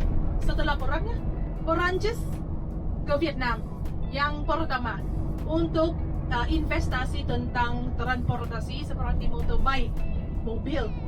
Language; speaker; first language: Indonesian; non-native, fluent; Vietnamese